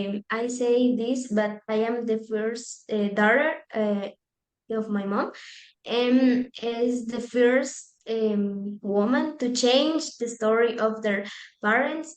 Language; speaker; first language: English; non-native, learner; Spanish